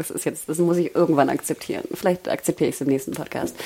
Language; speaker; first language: German; native; German